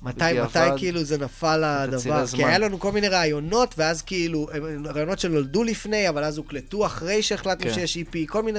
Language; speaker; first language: Hebrew; native; Hebrew